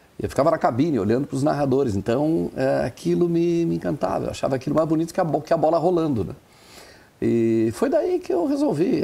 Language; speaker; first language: Portuguese; non-native, local second language; German